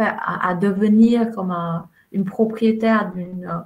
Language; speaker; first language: French; non-native, fluent; Vietnamese